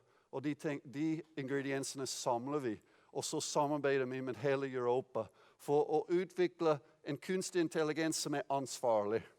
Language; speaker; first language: Norwegian; non-native, fluent; English